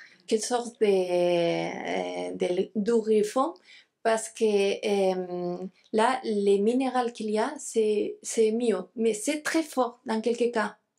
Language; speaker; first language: French; non-native, fluent; Spanish